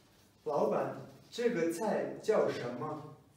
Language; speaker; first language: Chinese; non-native, fluent; Kazakh